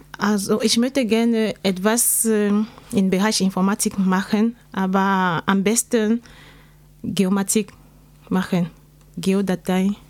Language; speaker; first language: German; non-native, learner; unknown